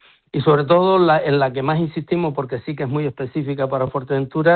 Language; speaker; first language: Spanish; native; Spanish